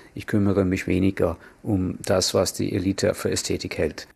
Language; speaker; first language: German; non-native, fluent; English